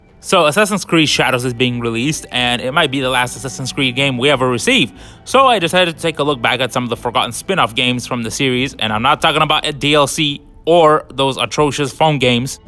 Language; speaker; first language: English; native; English